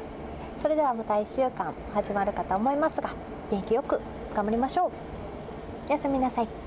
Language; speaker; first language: Japanese; native; Japanese